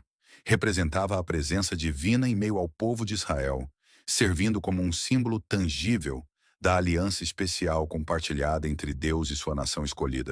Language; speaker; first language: Portuguese; native; Portuguese